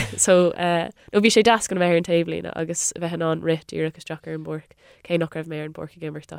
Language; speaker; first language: Irish; non-native, local second language; English